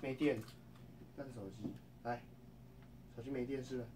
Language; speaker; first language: Chinese; native; Chinese